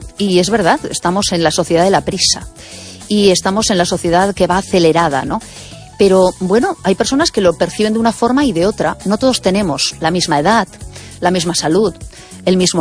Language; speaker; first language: Spanish; native; Spanish